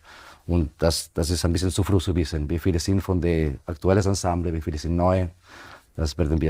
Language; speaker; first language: German; non-native, fluent; Spanish